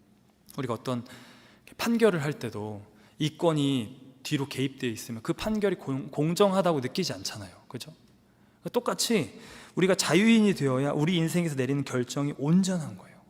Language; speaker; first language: Korean; native; Korean